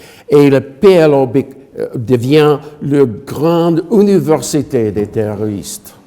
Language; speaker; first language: French; non-native, fluent; English